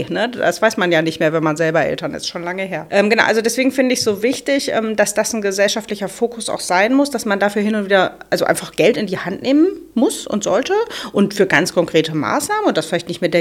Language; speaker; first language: German; native; German